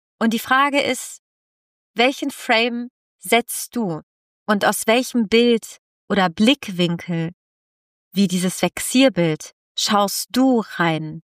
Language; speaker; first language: German; non-native, fluent; Italian